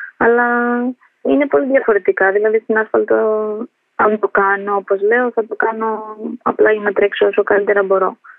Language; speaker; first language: Greek; early bilingual, other home language; Albanian